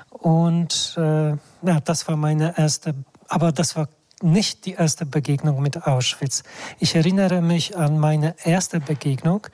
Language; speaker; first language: German; non-native, fluent; Polish